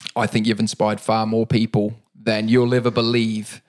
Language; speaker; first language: English; native; English